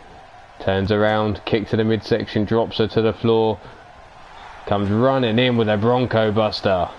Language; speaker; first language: English; native; English